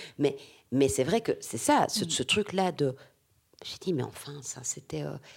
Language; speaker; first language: French; native; French